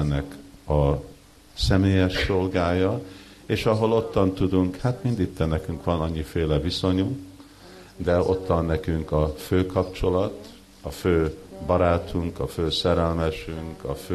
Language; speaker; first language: Hungarian; early bilingual, heritage; Hungarian